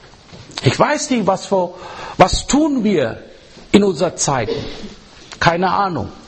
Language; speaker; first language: German; non-native, learner; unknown